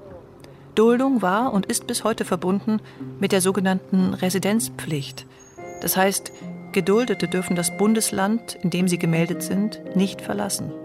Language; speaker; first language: German; native; German